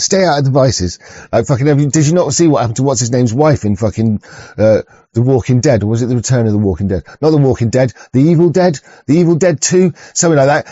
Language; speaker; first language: English; native; English